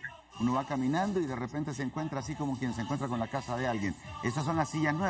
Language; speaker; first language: Spanish; native; Spanish